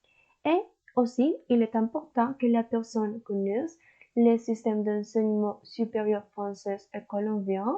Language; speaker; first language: French; non-native, learner; Spanish